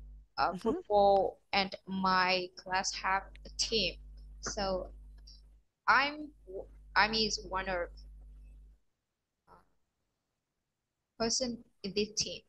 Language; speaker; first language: English; non-native, learner; Vietnamese